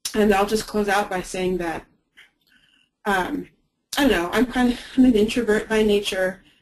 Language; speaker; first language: English; native; English